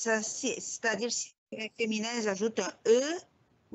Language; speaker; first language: French; non-native, fluent; Arabic